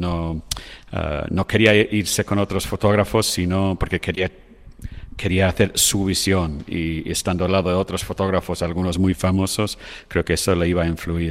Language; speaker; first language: Spanish; non-native, fluent; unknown